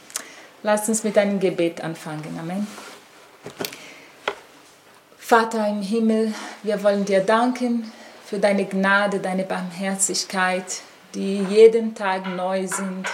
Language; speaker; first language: German; non-native, fluent; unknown